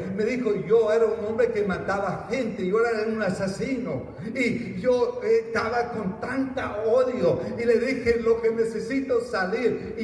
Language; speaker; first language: Spanish; non-native, fluent; English